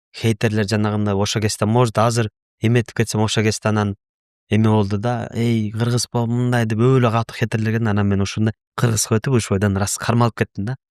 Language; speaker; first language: Kyrgyz; non-native, local second language; Russian